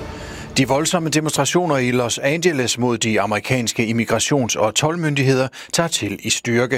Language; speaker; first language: Danish; native; Danish